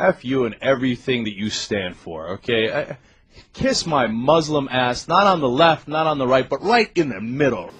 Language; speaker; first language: English; native; English